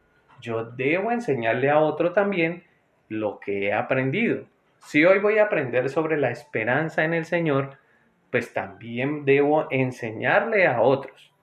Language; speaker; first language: Spanish; native; Spanish